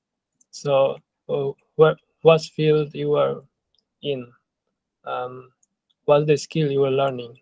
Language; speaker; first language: English; non-native, learner; Bangla